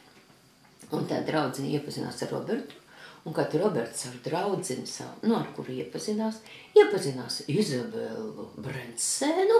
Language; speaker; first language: Latvian; early bilingual, heritage; Latvian